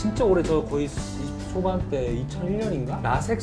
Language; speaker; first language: Korean; native; Korean